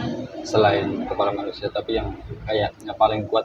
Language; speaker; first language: Indonesian; native; Indonesian